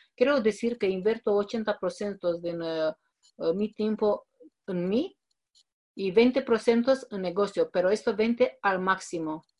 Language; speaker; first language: Spanish; non-native, fluent; Romanian